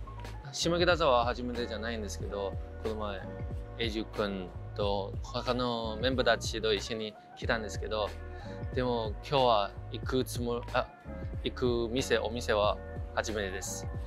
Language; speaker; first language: Japanese; non-native, fluent; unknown